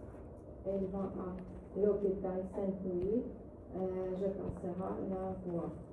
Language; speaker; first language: French; non-native, learner; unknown